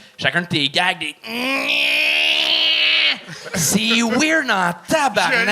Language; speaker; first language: French; native; French